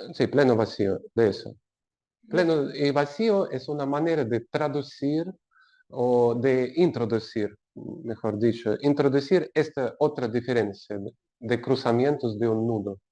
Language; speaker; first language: Spanish; non-native, learner; Russian